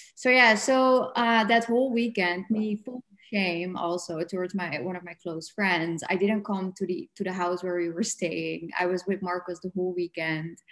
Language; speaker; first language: English; non-native, fluent; Dutch